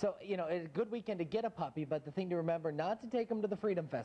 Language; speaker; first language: English; native; English